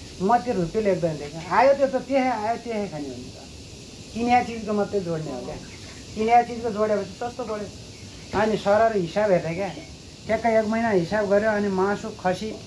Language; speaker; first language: Nepali; native; Nepali